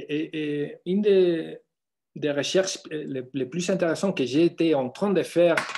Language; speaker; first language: French; non-native, fluent; Spanish